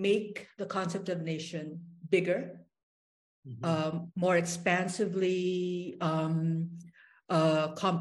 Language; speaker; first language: English; non-native, local second language; Waray